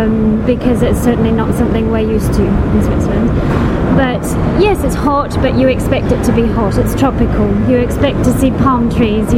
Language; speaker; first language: English; native; English